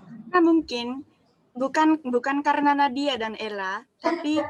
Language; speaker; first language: Indonesian; non-native, fluent; Japanese